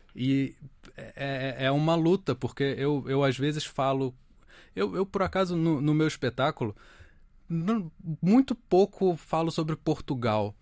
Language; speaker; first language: Portuguese; native; Portuguese